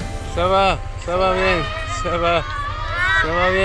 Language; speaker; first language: French; non-native, learner; Spanish